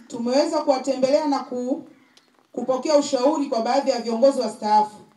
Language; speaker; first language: Swahili; native; Swahili